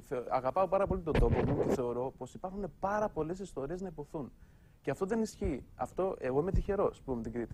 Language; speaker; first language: Greek; native; Greek